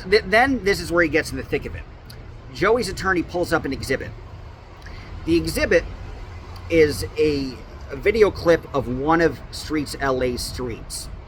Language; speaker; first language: English; native; English